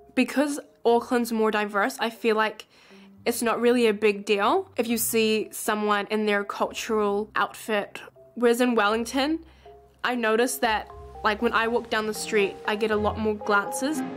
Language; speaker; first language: English; native; English